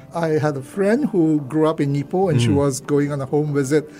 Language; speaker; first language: English; non-native, local second language; Cantonese